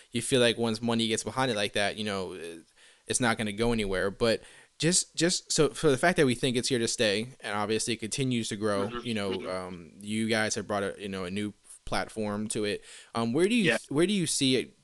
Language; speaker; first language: English; native; English